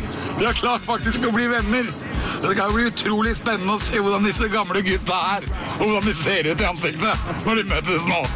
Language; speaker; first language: Norwegian; native; Norwegian